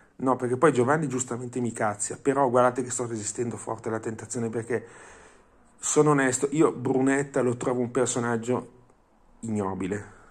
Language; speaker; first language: Italian; non-native, fluent; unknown